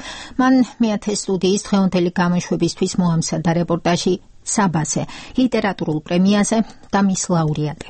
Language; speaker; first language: Georgian; native; Georgian